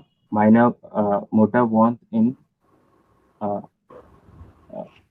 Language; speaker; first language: German; non-native, learner; Hindi